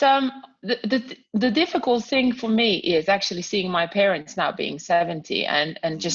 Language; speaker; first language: English; non-native, fluent; Croatian